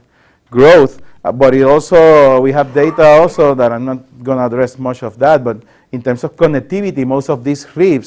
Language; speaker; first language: English; non-native, local second language; Spanish